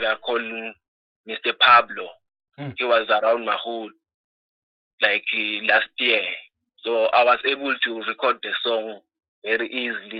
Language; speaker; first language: English; non-native, local second language; Swati